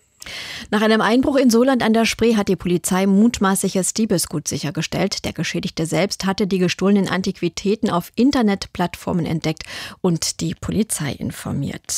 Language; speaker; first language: German; native; German